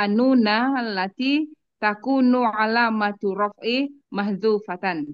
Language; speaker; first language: Arabic; non-native, learner; Indonesian